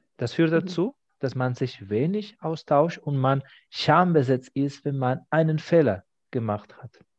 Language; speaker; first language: German; non-native, fluent; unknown